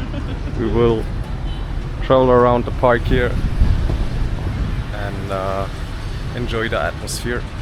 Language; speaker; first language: English; non-native, fluent; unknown